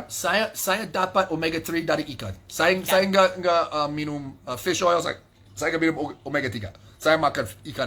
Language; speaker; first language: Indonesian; non-native, fluent; English